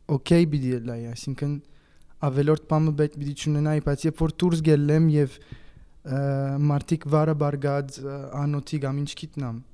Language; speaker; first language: Armenian; early bilingual, heritage; Armenian